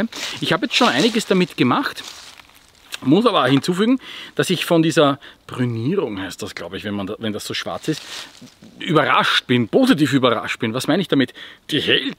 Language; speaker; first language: German; native; German